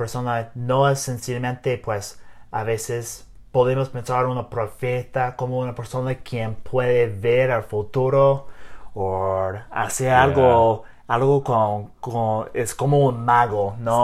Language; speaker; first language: Spanish; non-native, learner; English